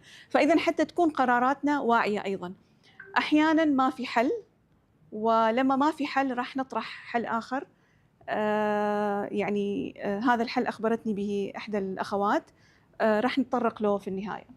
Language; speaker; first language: Arabic; native; Arabic